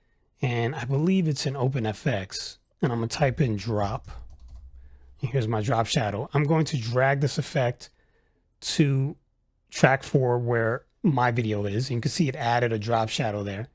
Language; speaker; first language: English; native; English